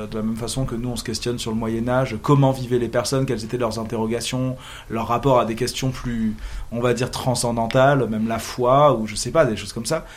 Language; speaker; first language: French; native; French